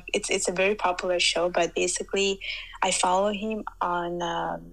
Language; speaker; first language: English; early bilingual, heritage; Italian